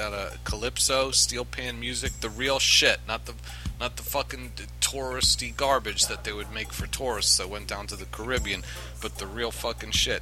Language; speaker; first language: English; native; English